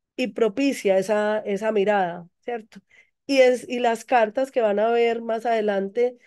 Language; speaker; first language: Spanish; native; Spanish